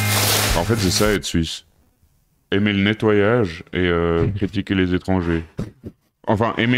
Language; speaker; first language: French; native; French